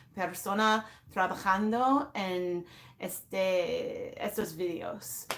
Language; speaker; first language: Spanish; non-native, learner; English